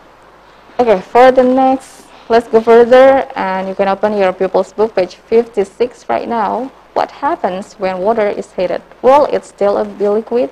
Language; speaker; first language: English; non-native, learner; Indonesian